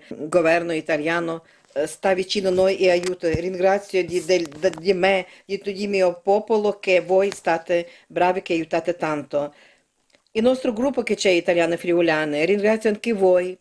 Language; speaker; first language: Italian; non-native, learner; Ukrainian